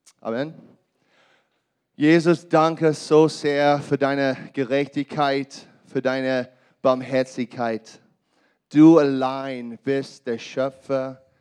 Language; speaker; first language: German; non-native, learner; English